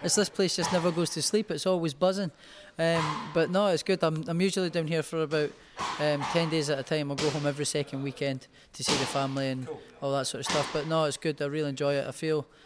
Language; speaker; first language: English; native; English